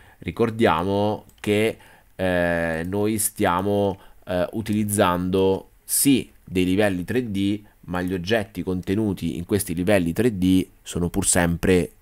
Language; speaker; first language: Italian; native; Italian